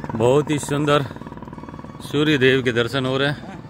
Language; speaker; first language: Hindi; non-native, local second language; Gujarati